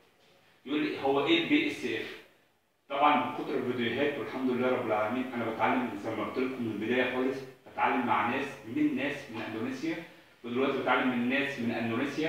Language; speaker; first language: Arabic; native; Arabic